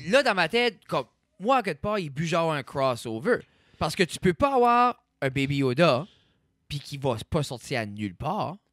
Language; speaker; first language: French; native; French